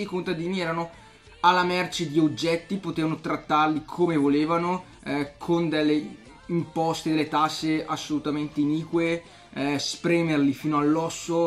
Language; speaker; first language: Italian; native; Italian